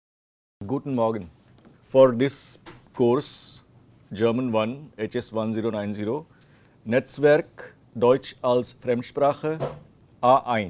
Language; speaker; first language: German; non-native, fluent; Hindi